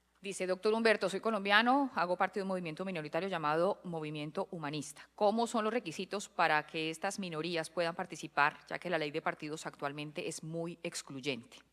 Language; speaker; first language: Spanish; native; Spanish